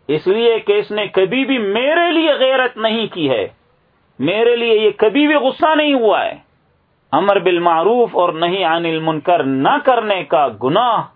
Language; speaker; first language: Urdu; native; Urdu